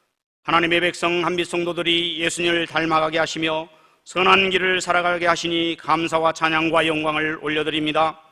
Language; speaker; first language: Korean; native; Korean